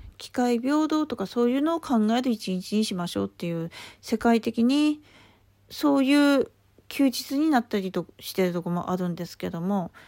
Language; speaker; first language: Japanese; native; Japanese